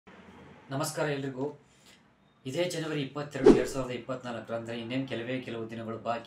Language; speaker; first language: Kannada; native; Kannada